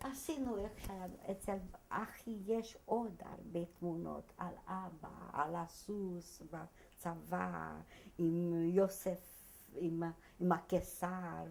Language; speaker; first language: Hebrew; non-native, fluent; Hungarian